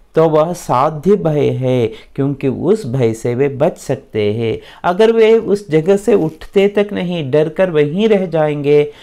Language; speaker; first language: Hindi; non-native, local second language; Kannada